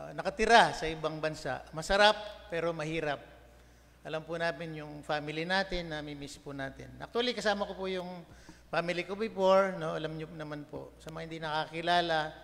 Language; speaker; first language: Filipino; non-native, local second language; Pampanga